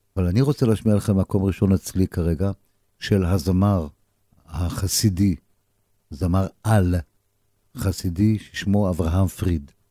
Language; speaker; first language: Hebrew; native; Hebrew